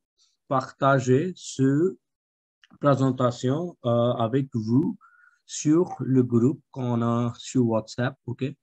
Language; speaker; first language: French; non-native, fluent; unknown